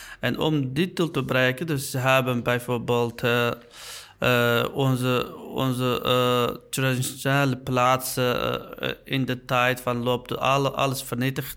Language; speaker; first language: Dutch; non-native, learner; Uyghur